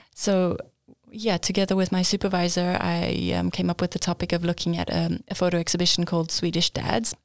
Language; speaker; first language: English; native; English